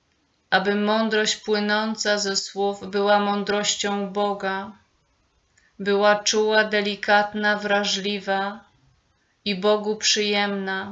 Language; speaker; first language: Polish; native; Polish